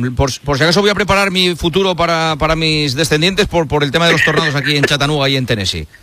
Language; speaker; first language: Spanish; native; Spanish